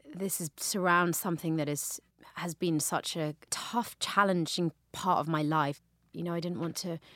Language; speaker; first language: English; native; English